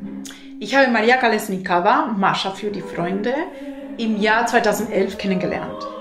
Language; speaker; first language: German; non-native, fluent; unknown